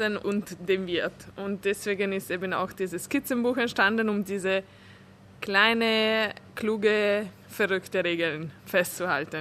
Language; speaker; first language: German; early bilingual, heritage; German